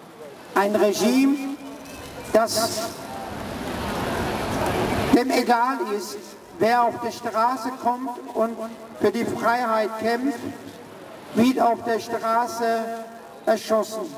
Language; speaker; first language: German; early bilingual, other home language; Persian